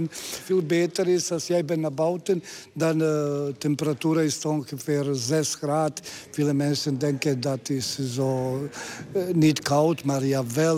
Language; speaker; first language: Dutch; non-native, learner; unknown